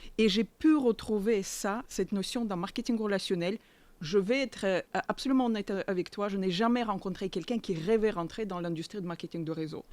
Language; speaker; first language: French; non-native, fluent; Russian